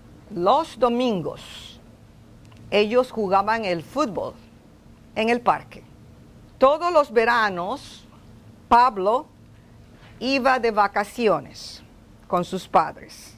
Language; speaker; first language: Spanish; non-native, fluent; English